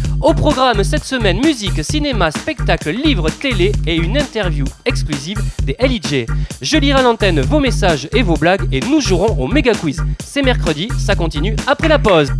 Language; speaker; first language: French; native; French